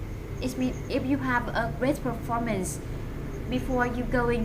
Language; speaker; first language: English; non-native, fluent; Vietnamese